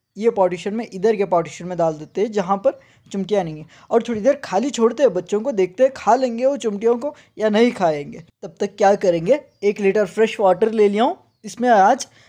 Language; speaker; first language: Hindi; non-native, local second language; Urdu